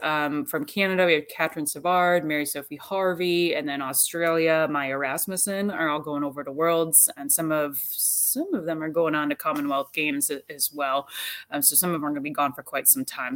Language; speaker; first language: English; native; English